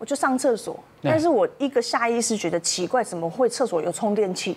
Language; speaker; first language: Chinese; native; Chinese